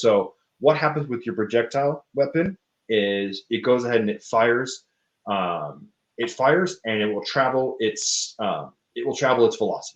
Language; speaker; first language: English; native; English